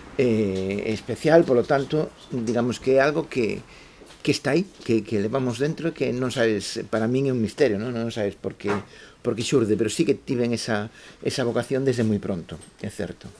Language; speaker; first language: Galician; native; Galician